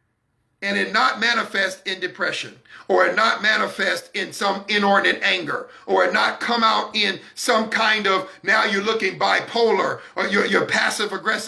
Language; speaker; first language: English; native; English